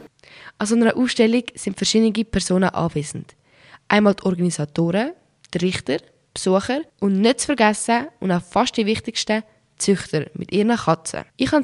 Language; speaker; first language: German; native; German